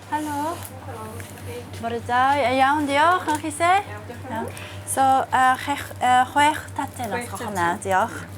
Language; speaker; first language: Welsh; non-native, learner; Japanese